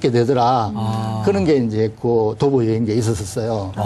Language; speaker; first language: Korean; native; Korean